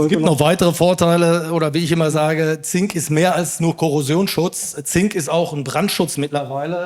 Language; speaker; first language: German; native; German